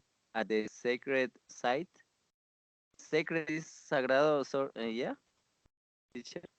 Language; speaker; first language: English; non-native, learner; Spanish